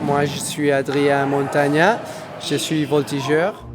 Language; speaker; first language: French; non-native, fluent; Spanish